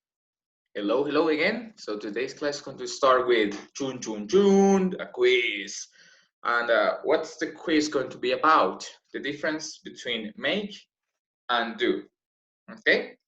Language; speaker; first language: English; non-native, fluent; Spanish